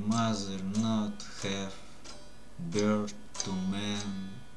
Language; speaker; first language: English; non-native, learner; Russian